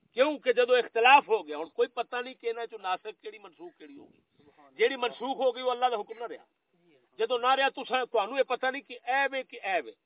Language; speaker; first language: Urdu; non-native, local second language; Punjabi